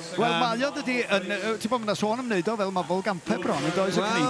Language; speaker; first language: Welsh; native; Welsh